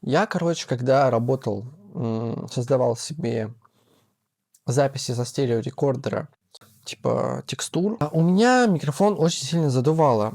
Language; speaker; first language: Russian; native; Russian